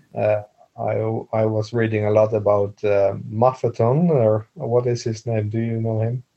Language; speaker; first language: English; non-native, fluent; Dutch